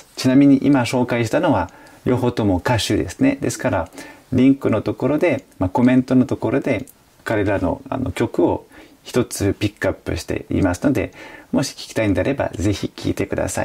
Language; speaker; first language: Japanese; non-native, fluent; French